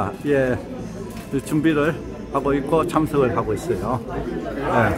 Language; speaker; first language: Korean; native; Korean